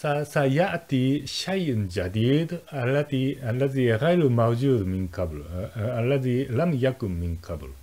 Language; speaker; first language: Arabic; non-native, fluent; Japanese